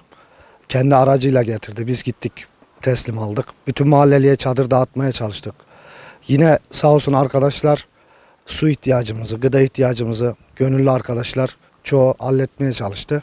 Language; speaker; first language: Turkish; native; Turkish